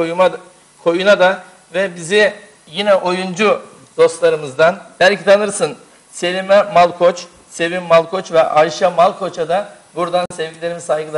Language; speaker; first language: Turkish; native; Turkish